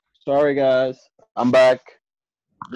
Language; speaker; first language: English; non-native, fluent; Spanish